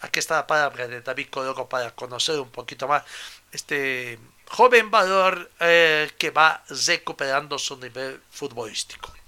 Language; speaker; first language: Spanish; native; Spanish